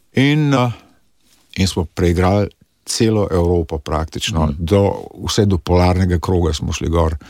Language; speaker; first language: Slovenian; early bilingual, other home language; English